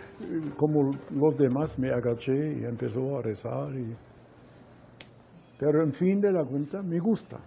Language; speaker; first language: Spanish; non-native, fluent; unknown